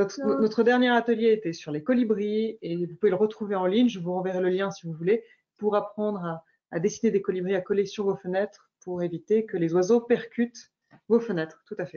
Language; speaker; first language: French; native; French